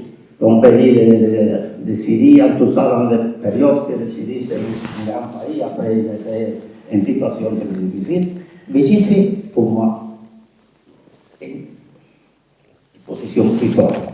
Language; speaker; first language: French; non-native, fluent; Spanish